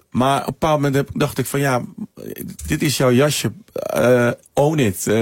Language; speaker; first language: Dutch; early bilingual, other home language; Sranan Tongo